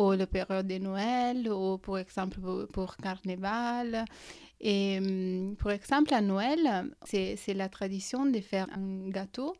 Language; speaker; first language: French; non-native, fluent; Italian